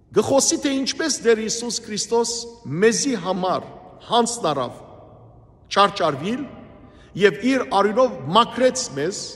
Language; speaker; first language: Armenian; native; Armenian